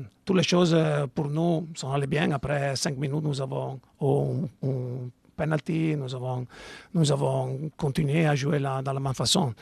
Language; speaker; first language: French; non-native, learner; Italian